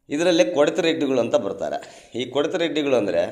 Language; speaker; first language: Kannada; non-native, local second language; Telugu